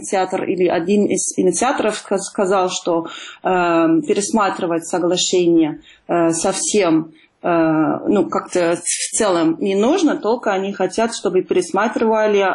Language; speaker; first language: Russian; non-native, fluent; Dutch